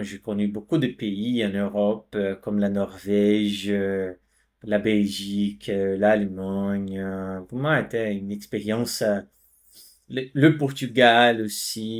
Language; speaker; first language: French; non-native, fluent; Portuguese